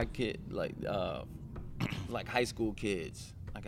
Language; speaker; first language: English; early bilingual, other home language; Spanish